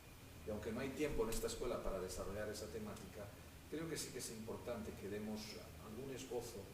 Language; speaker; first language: Spanish; native; Spanish